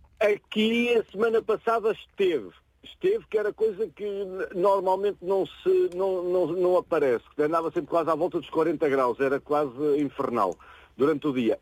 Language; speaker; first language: Portuguese; native; Portuguese